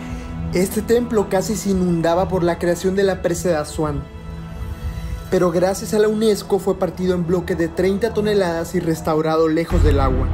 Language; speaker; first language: Spanish; native; Spanish